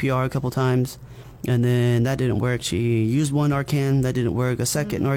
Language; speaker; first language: English; native; English